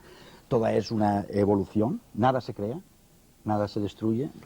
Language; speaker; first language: Spanish; native; Spanish